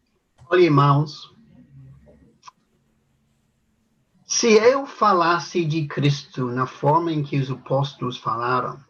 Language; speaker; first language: Portuguese; non-native, fluent; English